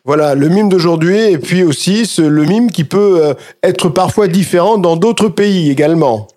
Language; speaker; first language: French; native; French